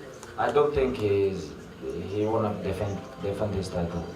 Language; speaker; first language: English; non-native, learner; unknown